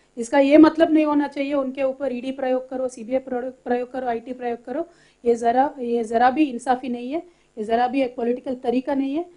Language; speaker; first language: Hindi; non-native, local second language; Telugu